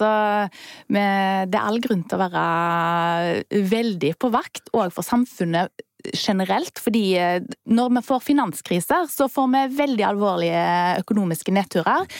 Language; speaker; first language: Norwegian; native; Norwegian